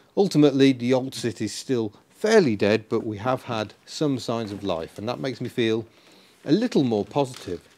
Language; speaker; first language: English; native; English